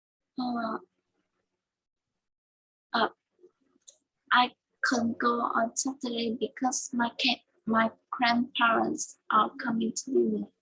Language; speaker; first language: English; non-native, learner; Vietnamese